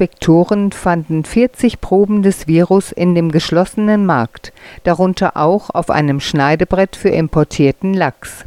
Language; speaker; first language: German; native; German